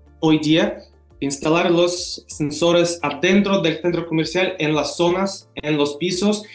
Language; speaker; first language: Spanish; non-native, learner; Russian